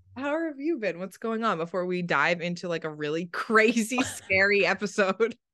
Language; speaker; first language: English; native; English